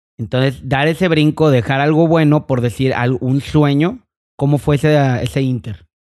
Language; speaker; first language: Spanish; native; Spanish